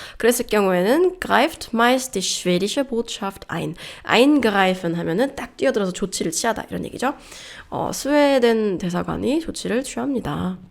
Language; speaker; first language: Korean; early bilingual, heritage; Korean